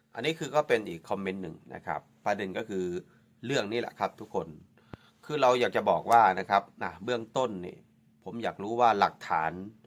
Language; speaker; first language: Thai; native; Thai